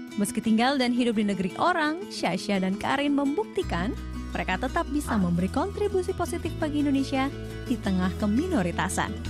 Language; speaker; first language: Indonesian; native; Indonesian